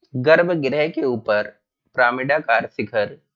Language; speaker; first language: Hindi; native; Hindi